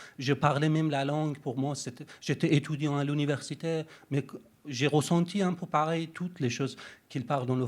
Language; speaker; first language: French; non-native, fluent; Persian